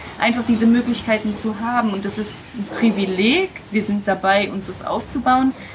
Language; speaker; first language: German; native; German